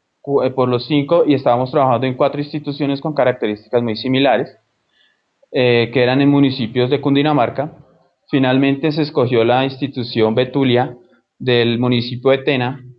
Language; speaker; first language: Spanish; native; Spanish